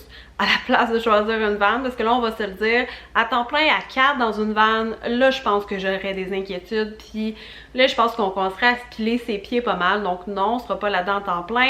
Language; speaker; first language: French; native; French